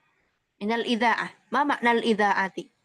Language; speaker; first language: Arabic; non-native, fluent; Indonesian